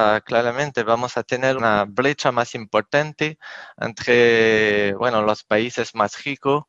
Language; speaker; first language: Spanish; non-native, fluent; French